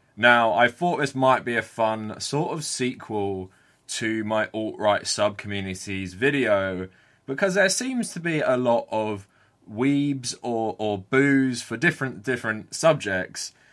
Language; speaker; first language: English; native; English